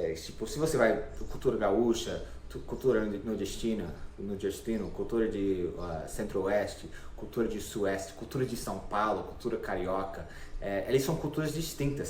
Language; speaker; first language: Portuguese; non-native, fluent; English